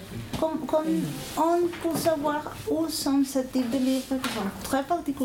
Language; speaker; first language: French; non-native, learner; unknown